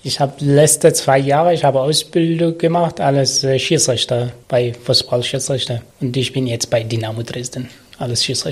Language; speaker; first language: German; non-native, learner; Arabic